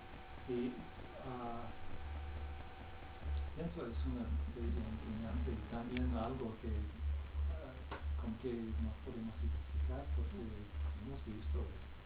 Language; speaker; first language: Spanish; non-native, fluent; English